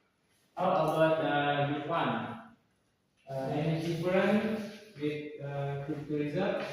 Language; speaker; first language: English; non-native, learner; Indonesian